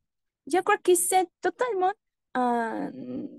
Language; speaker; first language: French; non-native, learner; Spanish